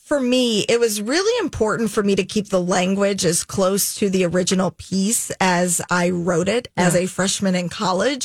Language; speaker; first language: English; native; English